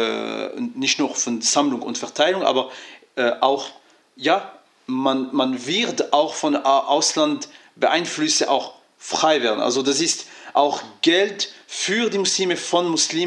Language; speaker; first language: German; non-native, fluent; French